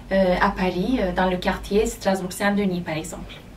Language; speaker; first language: French; non-native, fluent; Turkish